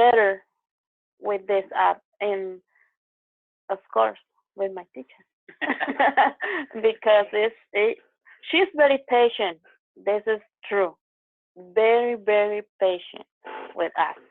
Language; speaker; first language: English; non-native, learner; Spanish